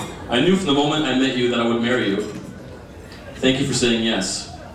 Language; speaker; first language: English; early bilingual, other home language; Greek